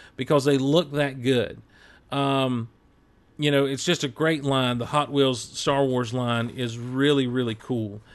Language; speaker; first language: English; native; English